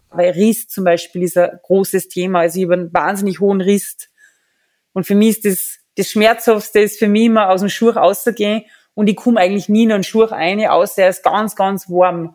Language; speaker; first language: German; native; German